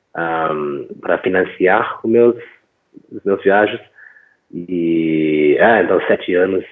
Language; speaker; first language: Portuguese; non-native, fluent; English